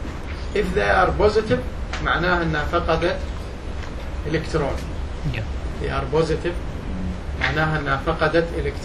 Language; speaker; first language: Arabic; native; Arabic